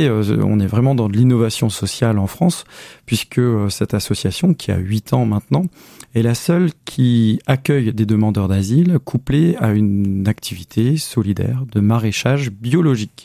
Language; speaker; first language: French; native; French